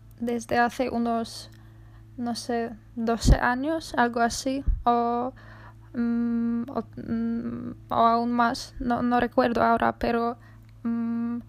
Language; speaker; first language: Spanish; non-native, fluent; Polish